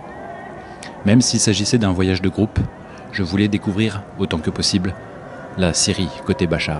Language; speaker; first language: French; native; French